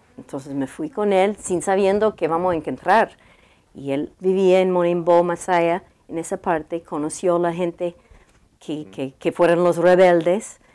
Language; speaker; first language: Spanish; non-native, learner; English